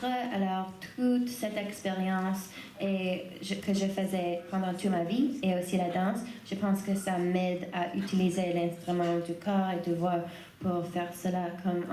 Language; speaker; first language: French; non-native, learner; English